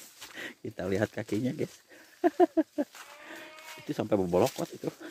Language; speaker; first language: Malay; non-native, local second language; Sundanese